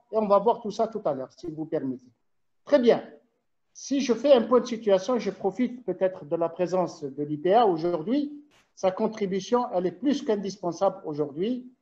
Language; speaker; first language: French; non-native, local second language; Arabic